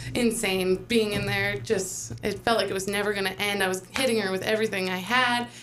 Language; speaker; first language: English; native; English